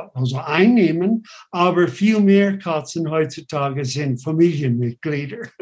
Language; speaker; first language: German; non-native, fluent; English